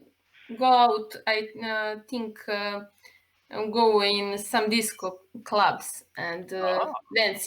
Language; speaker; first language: English; non-native, learner; Serbian